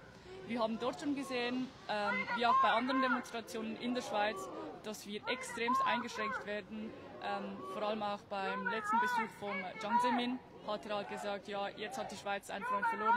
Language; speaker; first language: German; early bilingual, other home language; Tibetan